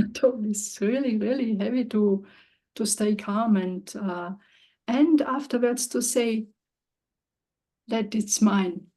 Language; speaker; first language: English; non-native, learner; German